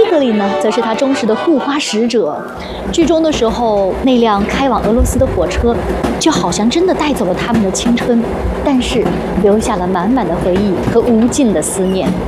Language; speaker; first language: Chinese; native; Chinese